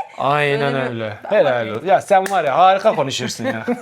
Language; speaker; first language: Turkish; non-native, fluent; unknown